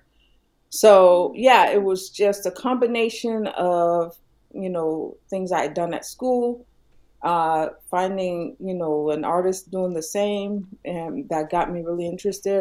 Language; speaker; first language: English; non-native, local second language; Yoruba